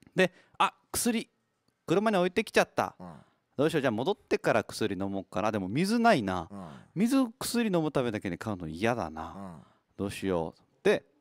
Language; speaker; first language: Japanese; native; Japanese